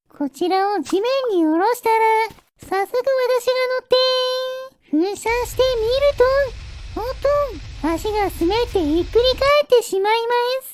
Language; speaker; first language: Japanese; native; Japanese